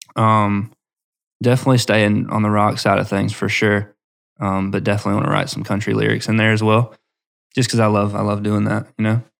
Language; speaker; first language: English; native; English